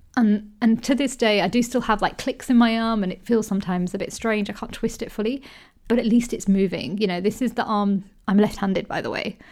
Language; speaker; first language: English; native; English